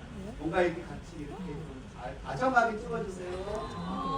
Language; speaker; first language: Korean; native; Korean